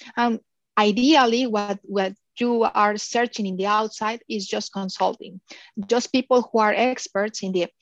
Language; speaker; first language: English; non-native, fluent; Spanish